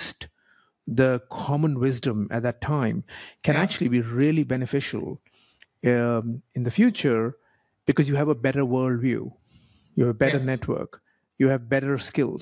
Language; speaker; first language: English; non-native, local second language; Hindi